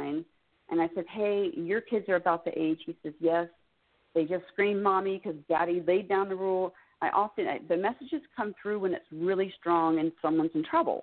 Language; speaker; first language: English; native; English